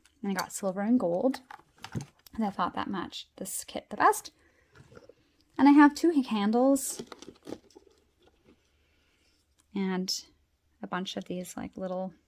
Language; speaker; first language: English; native; English